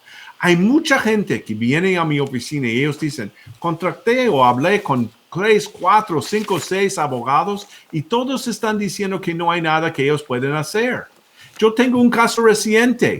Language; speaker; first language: Spanish; non-native, fluent; English